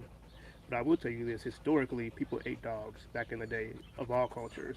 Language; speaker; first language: English; native; English